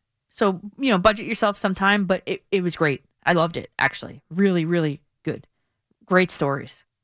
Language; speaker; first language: English; native; English